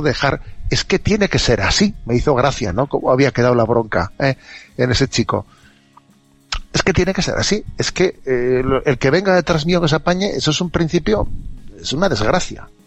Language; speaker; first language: Spanish; native; Spanish